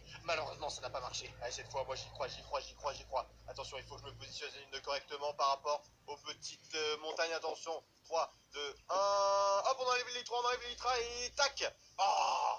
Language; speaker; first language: French; native; French